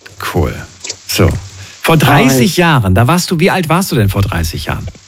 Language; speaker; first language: German; native; German